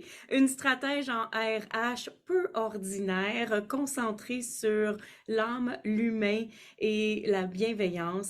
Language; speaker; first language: French; native; French